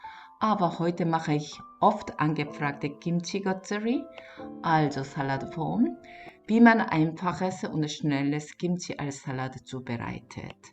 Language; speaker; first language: German; non-native, fluent; Korean